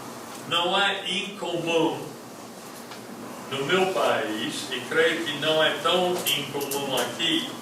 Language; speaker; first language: Portuguese; non-native, fluent; English